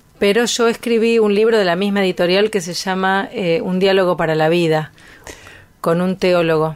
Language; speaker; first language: Spanish; native; Spanish